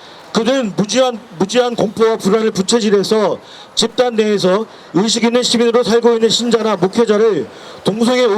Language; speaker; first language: Korean; native; Korean